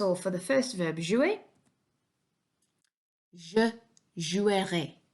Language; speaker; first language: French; non-native, fluent; English